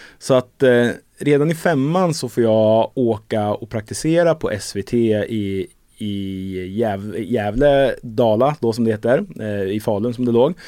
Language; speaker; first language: Swedish; native; Swedish